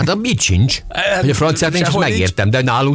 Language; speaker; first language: Hungarian; native; Hungarian